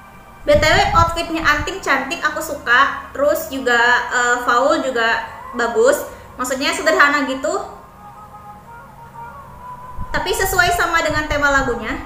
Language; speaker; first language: Indonesian; native; Indonesian